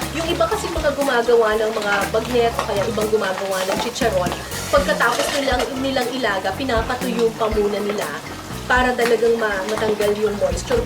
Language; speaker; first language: Filipino; native; Filipino